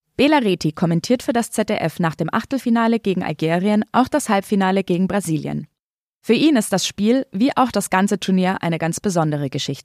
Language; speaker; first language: German; native; German